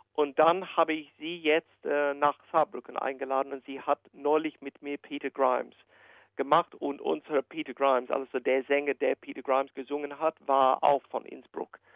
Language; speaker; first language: German; non-native, fluent; English